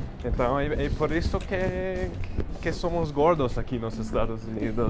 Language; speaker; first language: Portuguese; non-native, fluent; English